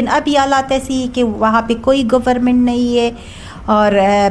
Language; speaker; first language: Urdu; non-native, learner; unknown